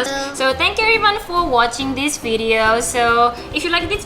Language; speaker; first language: English; non-native, fluent; Japanese